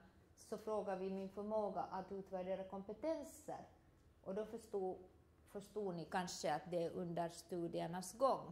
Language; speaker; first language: Swedish; native; Swedish